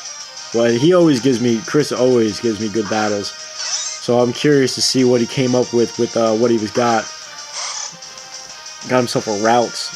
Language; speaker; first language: English; native; English